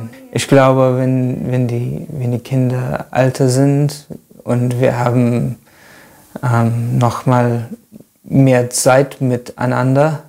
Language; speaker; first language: German; non-native, learner; English